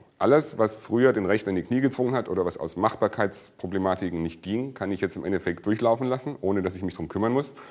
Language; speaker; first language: German; native; German